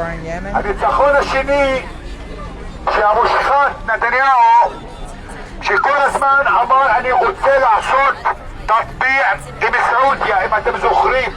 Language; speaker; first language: Hebrew; non-native, local second language; Arabic